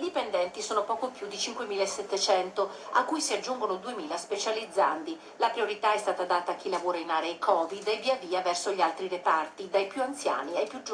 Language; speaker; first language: Italian; native; Italian